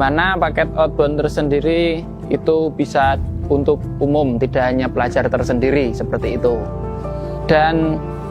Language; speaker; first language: Indonesian; non-native, local second language; Javanese